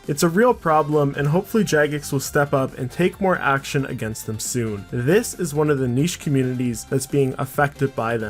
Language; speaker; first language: English; native; English